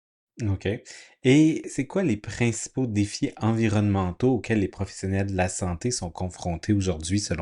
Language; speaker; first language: French; native; French